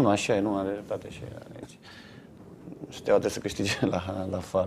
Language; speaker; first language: Romanian; native; Romanian